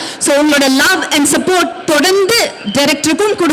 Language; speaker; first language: Tamil; native; Tamil